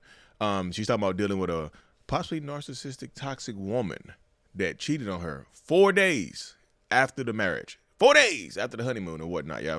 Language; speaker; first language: English; native; English